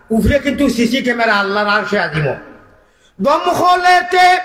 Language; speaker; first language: Bangla; native; Bangla